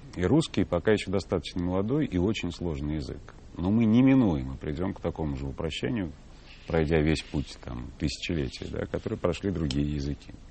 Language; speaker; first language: Russian; native; Russian